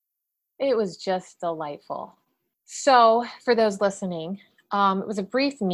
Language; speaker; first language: English; native; English